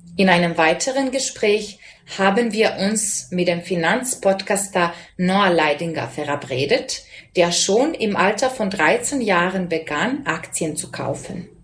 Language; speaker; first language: German; non-native, fluent; Serbian